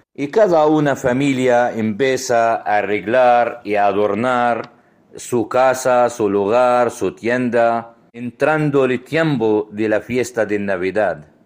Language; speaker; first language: Spanish; non-native, fluent; Arabic